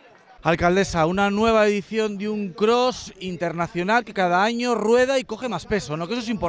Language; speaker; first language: Spanish; native; Spanish